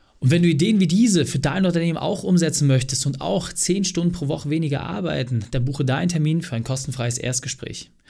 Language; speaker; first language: German; native; German